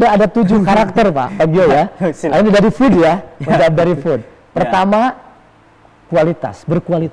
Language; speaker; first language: Indonesian; native; Indonesian